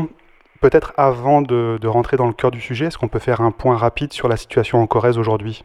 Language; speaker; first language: French; native; French